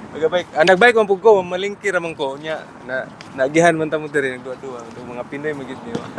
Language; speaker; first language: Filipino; non-native, local second language; Cebuano